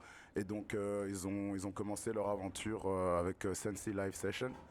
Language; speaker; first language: French; native; French